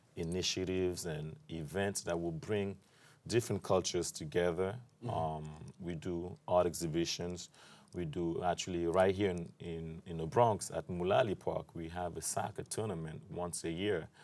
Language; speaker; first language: English; non-native, fluent; French